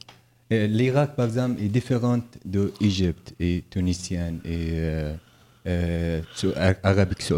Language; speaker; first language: French; non-native, learner; Arabic